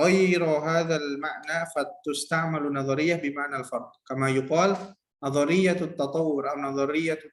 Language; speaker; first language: Arabic; non-native, learner; Indonesian